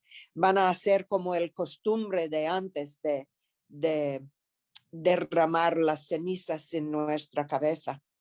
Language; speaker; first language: Spanish; non-native, fluent; English